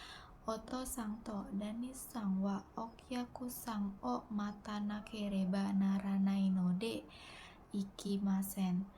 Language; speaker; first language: Japanese; non-native, learner; Indonesian